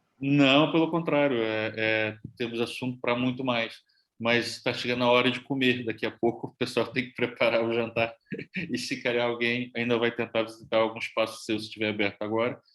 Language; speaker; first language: Portuguese; native; Portuguese